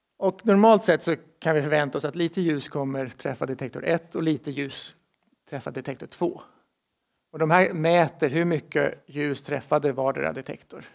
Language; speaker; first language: Swedish; native; Swedish